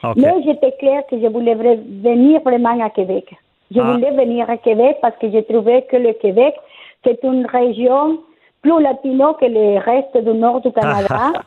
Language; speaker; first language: French; non-native, fluent; Spanish